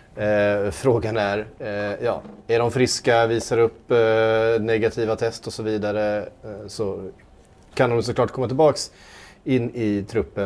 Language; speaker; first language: Swedish; native; Swedish